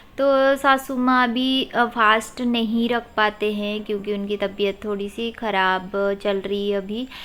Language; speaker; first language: Hindi; non-native, local second language; Odia